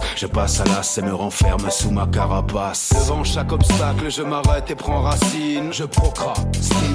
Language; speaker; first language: French; native; French